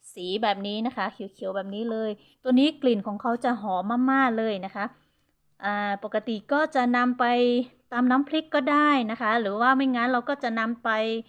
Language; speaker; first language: Thai; non-native, local second language; Karen languages